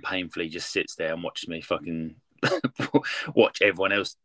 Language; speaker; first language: English; native; English